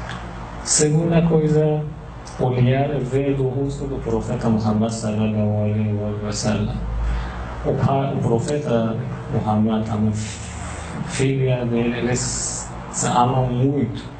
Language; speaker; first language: Portuguese; non-native, learner; Persian